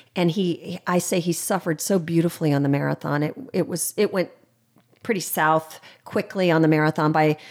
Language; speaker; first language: English; native; English